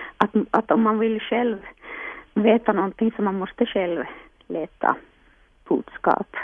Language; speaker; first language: Swedish; non-native, local second language; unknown